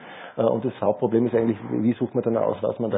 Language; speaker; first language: German; native; German